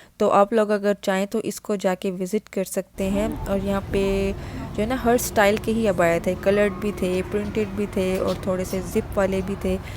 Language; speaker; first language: Urdu; native; Urdu